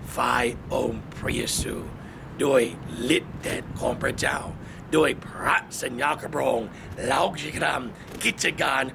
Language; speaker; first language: Thai; non-native, fluent; English